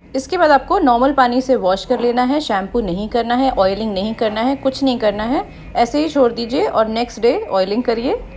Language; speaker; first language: Hindi; native; Hindi